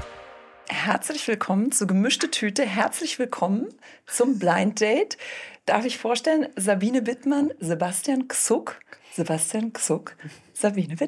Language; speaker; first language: German; native; German